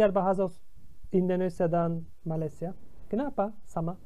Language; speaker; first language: Indonesian; non-native, learner; Turkish